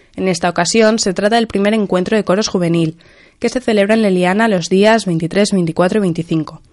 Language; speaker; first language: Spanish; non-native, local second language; Catalan